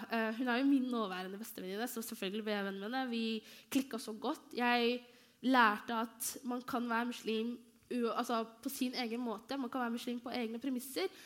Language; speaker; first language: Norwegian; early bilingual, other home language; Somali